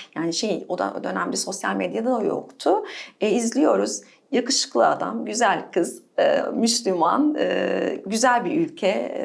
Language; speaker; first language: Turkish; non-native, fluent; French